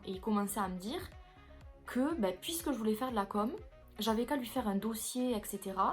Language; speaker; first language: French; native; French